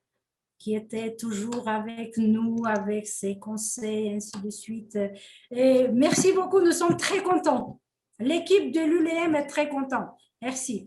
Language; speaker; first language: French; non-native, fluent; Uzbek